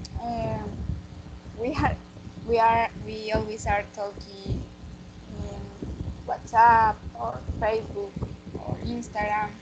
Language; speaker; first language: English; non-native, learner; Spanish